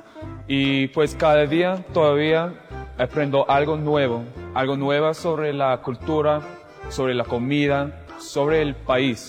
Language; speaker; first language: Spanish; non-native, fluent; English